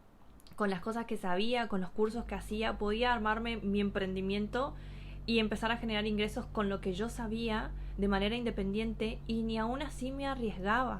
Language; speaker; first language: Spanish; native; Spanish